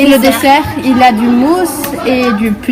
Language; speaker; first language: French; non-native, learner; Swedish